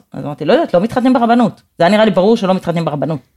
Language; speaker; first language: Hebrew; native; Hebrew